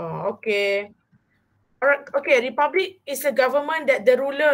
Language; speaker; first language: English; non-native, fluent; Malay